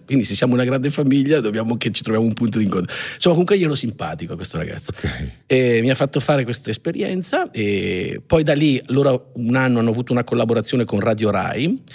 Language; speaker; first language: Italian; native; Italian